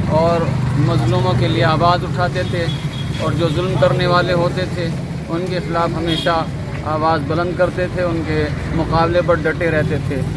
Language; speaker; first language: Urdu; native; Urdu